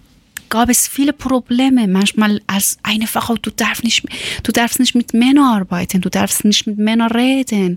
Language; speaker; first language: German; non-native, learner; Persian